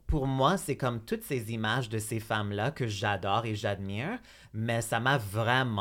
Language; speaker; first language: French; native; French